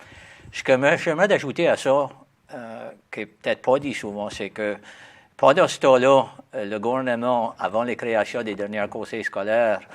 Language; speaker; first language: French; native; French